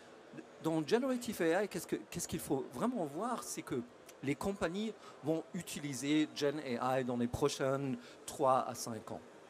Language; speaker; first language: French; non-native, fluent; German